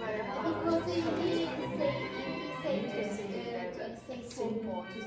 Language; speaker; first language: English; non-native, learner; Italian